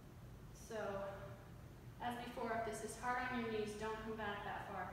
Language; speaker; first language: English; native; English